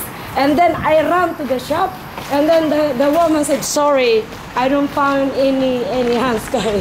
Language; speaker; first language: English; non-native, local second language; Filipino